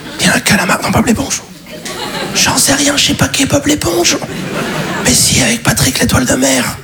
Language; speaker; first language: French; native; French